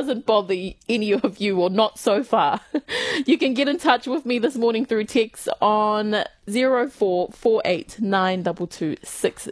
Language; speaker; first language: English; native; English